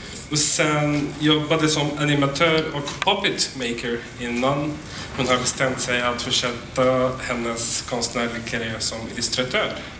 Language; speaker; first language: Swedish; non-native, fluent; Arabic